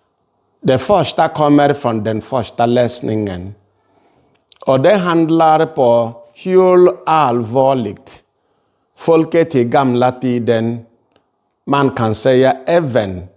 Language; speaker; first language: Swedish; non-native, fluent; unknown